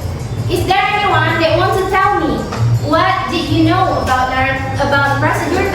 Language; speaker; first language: English; non-native, learner; Indonesian